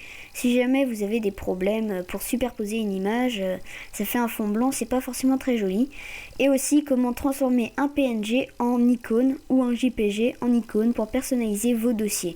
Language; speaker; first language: French; native; French